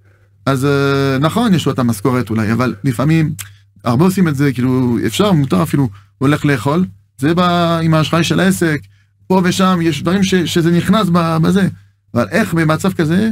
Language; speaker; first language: Hebrew; non-native, fluent; French